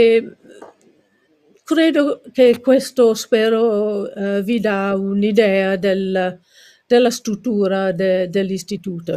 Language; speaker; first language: Italian; non-native, fluent; English